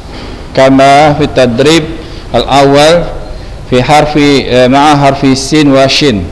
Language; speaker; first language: Arabic; non-native, fluent; Indonesian